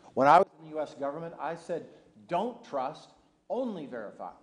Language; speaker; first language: English; native; English